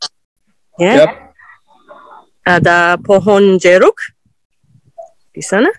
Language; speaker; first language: Indonesian; non-native, learner; English